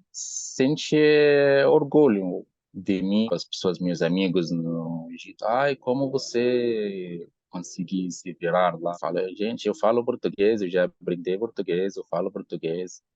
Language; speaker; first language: Portuguese; non-native, learner; Arabic